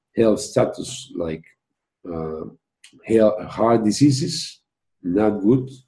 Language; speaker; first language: English; non-native, fluent; Spanish